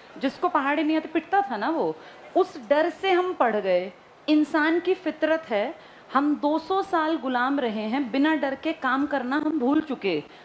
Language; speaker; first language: Hindi; native; Hindi